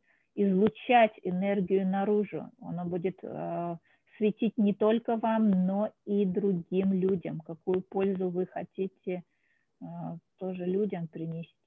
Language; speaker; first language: Russian; native; Russian